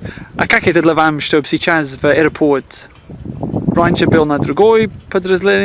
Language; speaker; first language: Russian; non-native, learner; English